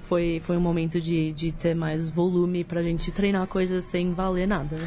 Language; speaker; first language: Portuguese; early bilingual, heritage; Portuguese